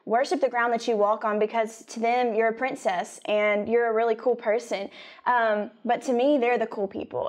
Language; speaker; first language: English; native; English